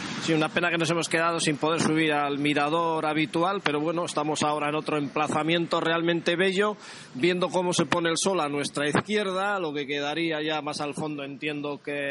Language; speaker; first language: Spanish; native; Spanish